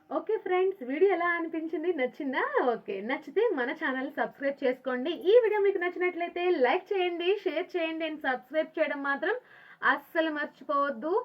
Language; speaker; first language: Telugu; non-native, local second language; Urdu